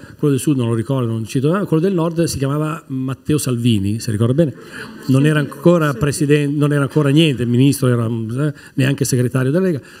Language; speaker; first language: Italian; native; Italian